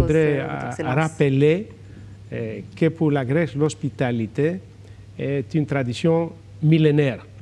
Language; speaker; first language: French; non-native, fluent; Greek